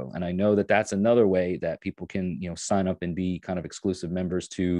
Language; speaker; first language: English; native; English